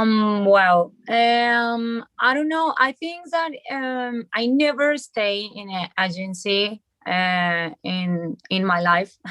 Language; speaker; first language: English; non-native, learner; Spanish